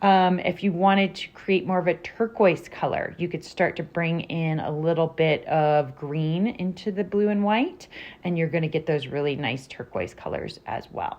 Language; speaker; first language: English; native; English